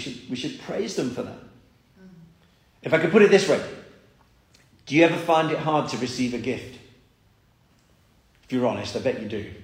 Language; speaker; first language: English; native; English